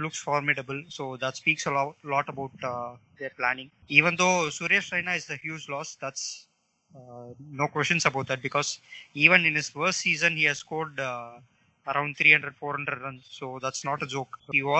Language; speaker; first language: English; non-native, local second language; Tamil